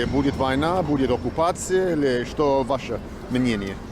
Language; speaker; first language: Russian; non-native, learner; English